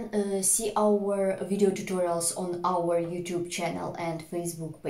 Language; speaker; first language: English; non-native, fluent; Russian